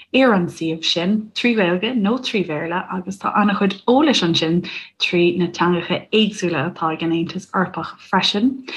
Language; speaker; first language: Irish; native; Irish